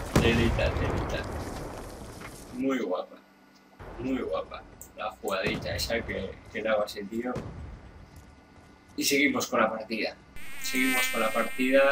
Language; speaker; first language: Spanish; native; Spanish